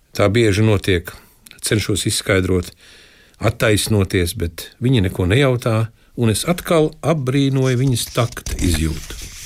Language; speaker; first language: Latvian; native; Latvian